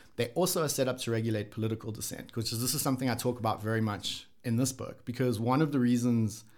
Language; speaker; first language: English; native; English